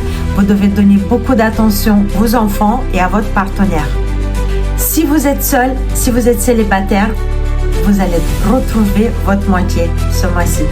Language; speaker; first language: French; non-native, fluent; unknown